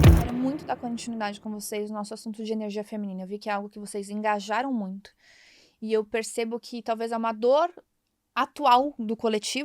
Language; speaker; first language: Portuguese; native; Portuguese